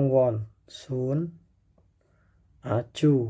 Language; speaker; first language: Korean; non-native, fluent; Khmer